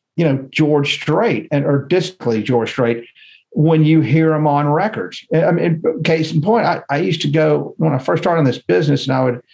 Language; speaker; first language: English; native; English